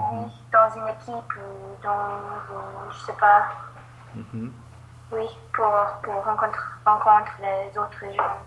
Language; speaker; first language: French; non-native, learner; English